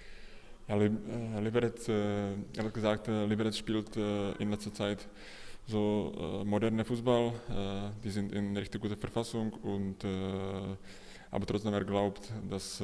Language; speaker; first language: German; non-native, fluent; Czech